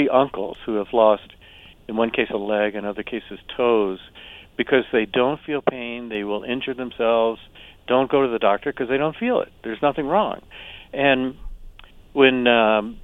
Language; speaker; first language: English; native; English